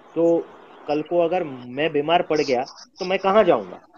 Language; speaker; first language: Hindi; non-native, local second language; Gujarati